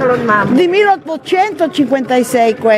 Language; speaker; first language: Italian; non-native, learner; Spanish